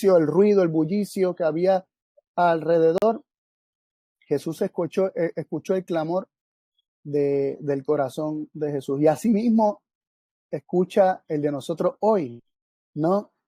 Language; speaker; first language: Spanish; native; Spanish